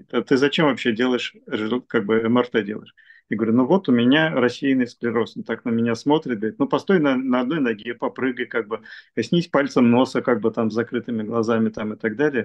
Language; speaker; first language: Russian; native; Russian